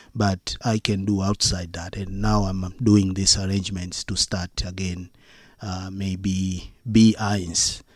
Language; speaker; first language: English; non-native, local second language; Swahili